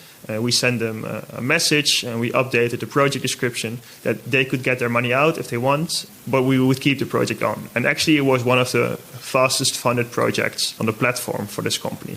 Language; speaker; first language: English; non-native, fluent; Dutch